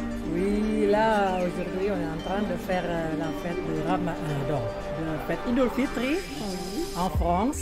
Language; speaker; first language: French; non-native, fluent; Indonesian